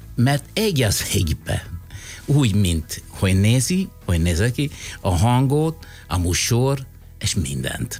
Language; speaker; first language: Hungarian; non-native, fluent; Italian